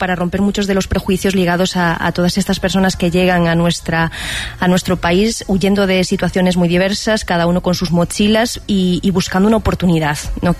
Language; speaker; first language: Spanish; native; Spanish